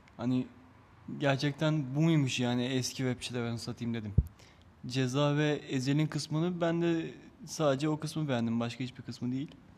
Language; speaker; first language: Turkish; native; Turkish